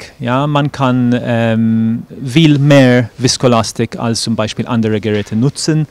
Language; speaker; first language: German; non-native, fluent; English